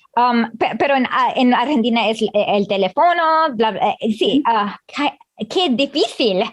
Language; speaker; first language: Spanish; non-native, learner; English